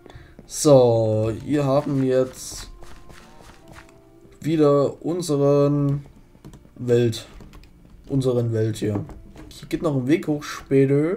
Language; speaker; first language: German; native; German